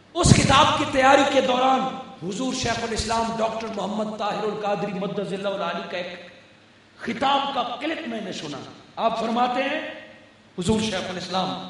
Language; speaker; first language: Urdu; non-native, local second language; Punjabi